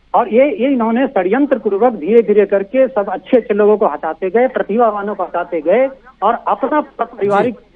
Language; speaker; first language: Hindi; native; Hindi